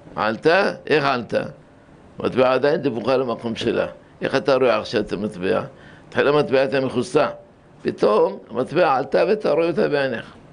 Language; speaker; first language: Hebrew; early bilingual, other home language; Arabic